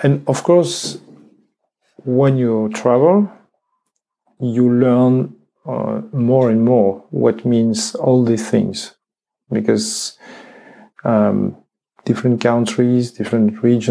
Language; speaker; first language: English; non-native, learner; French